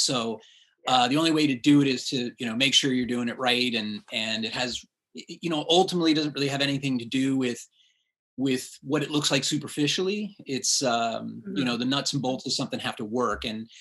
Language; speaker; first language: English; native; English